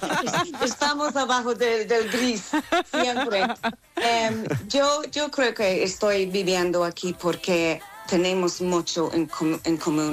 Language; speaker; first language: Spanish; non-native, learner; English